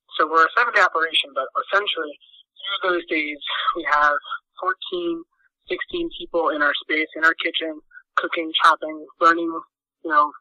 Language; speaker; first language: English; native; English